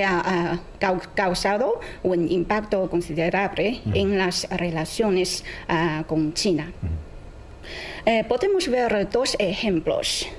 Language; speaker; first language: Spanish; non-native, fluent; Chinese